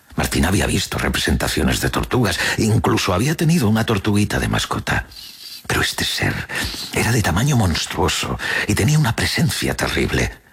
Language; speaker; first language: Spanish; native; Spanish